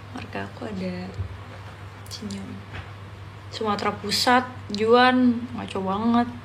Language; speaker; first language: Indonesian; native; Indonesian